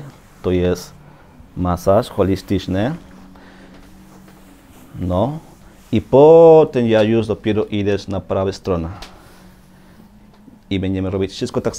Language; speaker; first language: Polish; non-native, learner; Spanish